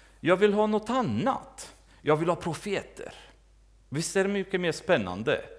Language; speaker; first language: Swedish; native; Swedish